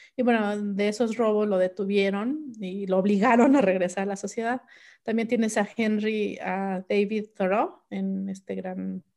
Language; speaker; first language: Spanish; non-native, local second language; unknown